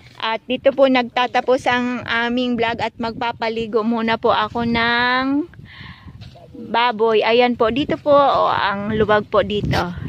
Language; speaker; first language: Filipino; non-native, local second language; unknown